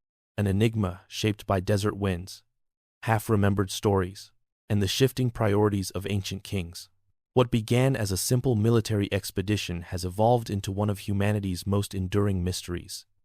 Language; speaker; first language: English; native; English